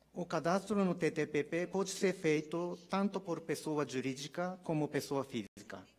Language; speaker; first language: Portuguese; non-native, learner; Japanese